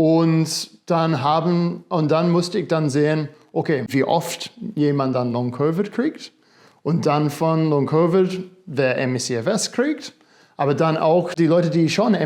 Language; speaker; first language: German; non-native, fluent; English